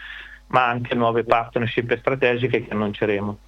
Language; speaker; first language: Italian; native; Italian